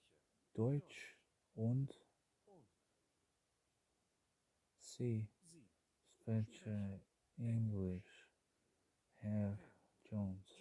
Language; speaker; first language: German; non-native, learner; English